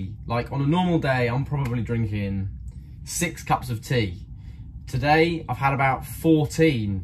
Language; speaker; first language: English; native; English